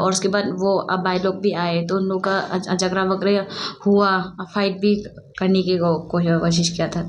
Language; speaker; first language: Hindi; non-native, local second language; Kok Borok